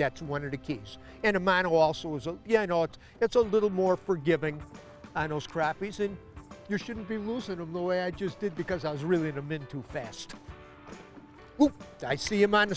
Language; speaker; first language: English; native; English